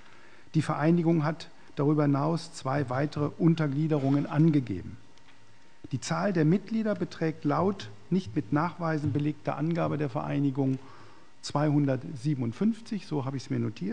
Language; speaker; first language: German; native; German